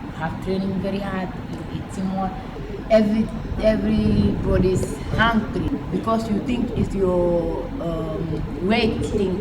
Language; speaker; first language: English; non-native, local second language; Wolof